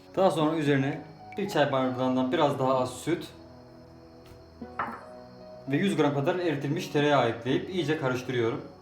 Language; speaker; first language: Turkish; native; Turkish